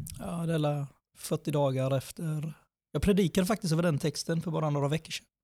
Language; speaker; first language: Swedish; early bilingual, other home language; Persian